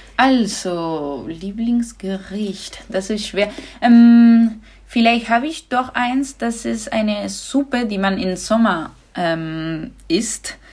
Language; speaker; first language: German; non-native, fluent; Spanish